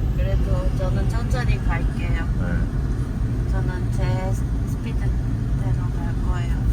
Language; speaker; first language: Korean; native; Korean